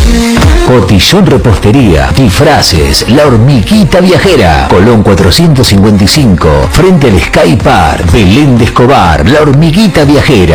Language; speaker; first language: Spanish; native; Spanish